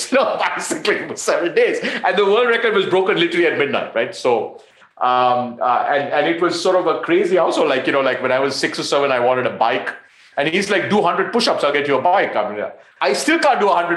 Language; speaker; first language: English; non-native, local second language; Tamil